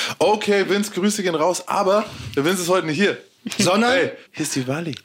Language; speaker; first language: German; native; German